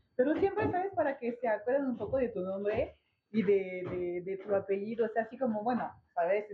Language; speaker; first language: Spanish; non-native, fluent; French